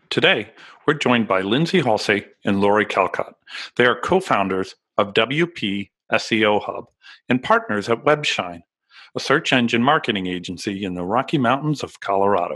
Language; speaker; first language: English; native; English